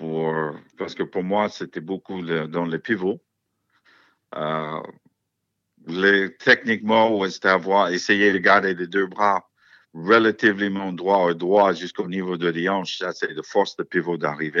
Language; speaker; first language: French; non-native, fluent; English